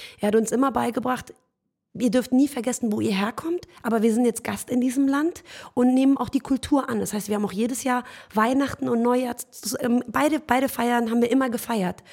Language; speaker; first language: German; early bilingual, other home language; Persian